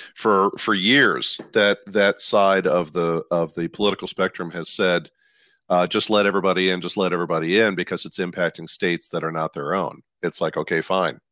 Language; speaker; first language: English; native; English